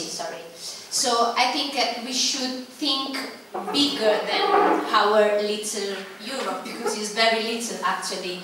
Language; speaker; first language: English; non-native, fluent; Italian